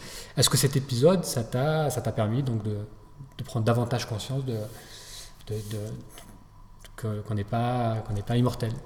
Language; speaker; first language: French; native; French